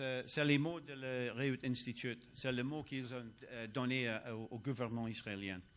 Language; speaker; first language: French; non-native, learner; English